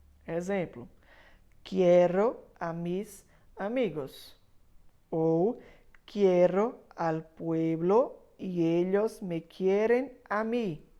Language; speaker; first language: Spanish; non-native, fluent; Portuguese